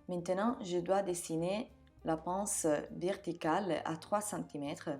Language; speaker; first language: French; non-native, fluent; Italian